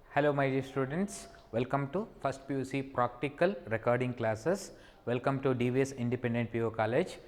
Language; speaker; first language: English; non-native, local second language; Kannada